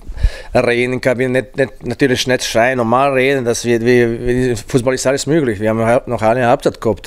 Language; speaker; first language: German; non-native, fluent; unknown